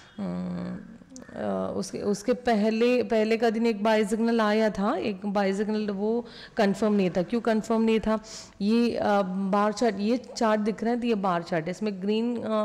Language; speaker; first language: Hindi; non-native, local second language; Malayalam